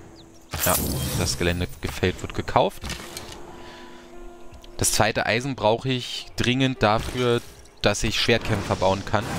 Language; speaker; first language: German; native; German